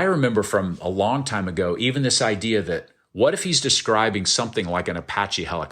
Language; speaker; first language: English; native; English